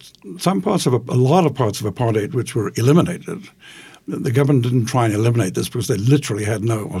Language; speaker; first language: English; native; English